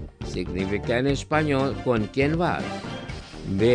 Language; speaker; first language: Spanish; non-native, fluent; Indonesian